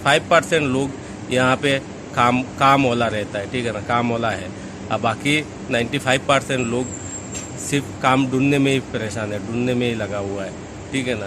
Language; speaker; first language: Hindi; non-native, local second language; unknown